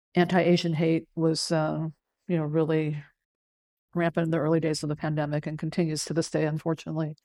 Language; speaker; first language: English; early bilingual, other home language; Cantonese